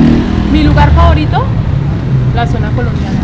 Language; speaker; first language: Spanish; native; Spanish